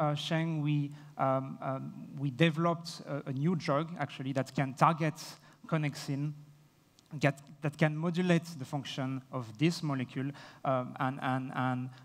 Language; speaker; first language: English; non-native, fluent; French